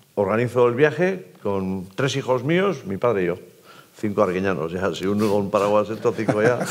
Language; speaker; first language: Spanish; native; Spanish